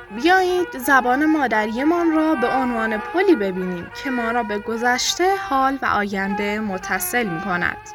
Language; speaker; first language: Persian; non-native, local second language; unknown